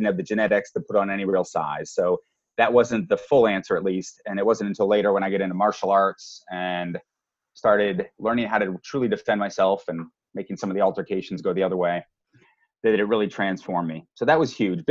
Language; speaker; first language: English; native; English